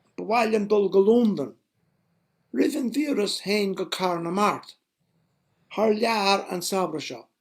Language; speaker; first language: Irish; non-native, fluent; English